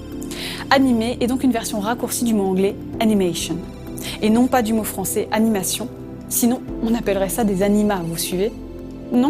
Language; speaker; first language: French; native; French